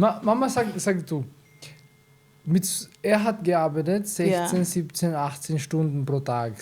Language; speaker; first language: German; early bilingual, other home language; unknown